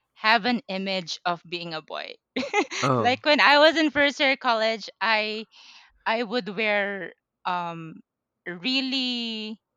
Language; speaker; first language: English; non-native, local second language; Pampanga